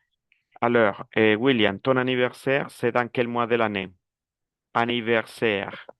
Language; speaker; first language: French; non-native, fluent; Spanish